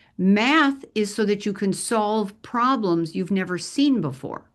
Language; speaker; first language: English; native; English